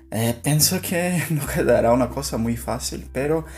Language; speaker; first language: Spanish; non-native, learner; Portuguese